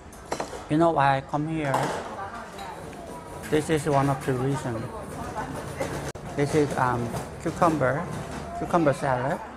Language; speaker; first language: English; non-native, fluent; Korean